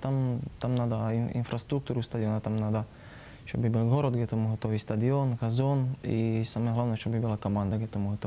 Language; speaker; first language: Russian; non-native, learner; Slovak